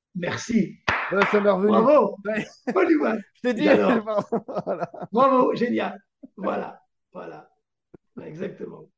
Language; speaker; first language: French; native; French